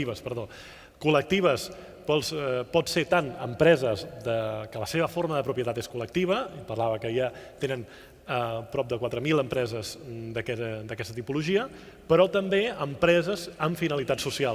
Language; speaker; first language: Catalan; native; Catalan